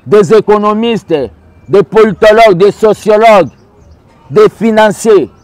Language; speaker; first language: French; non-native, local second language; Lingala